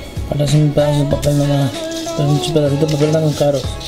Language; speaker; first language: Spanish; early bilingual, heritage; Spanish